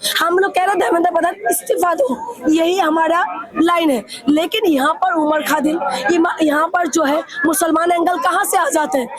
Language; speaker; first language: Hindi; non-native, local second language; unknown